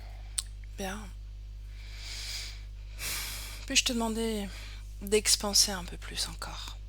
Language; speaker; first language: French; native; French